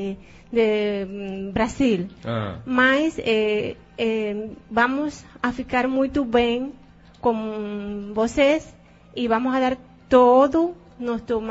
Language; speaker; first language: Portuguese; non-native, learner; Spanish